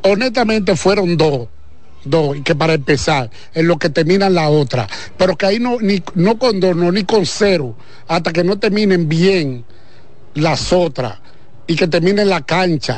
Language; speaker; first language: Spanish; native; Spanish